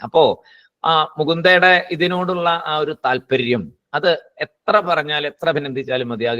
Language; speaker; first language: Malayalam; native; Malayalam